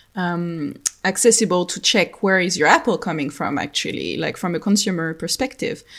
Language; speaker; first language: English; non-native, fluent; French